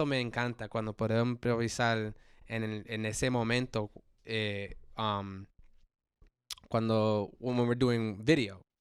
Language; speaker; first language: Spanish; early bilingual, heritage; English